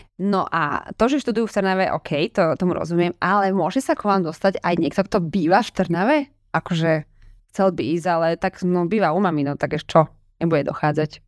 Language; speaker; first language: Slovak; native; Slovak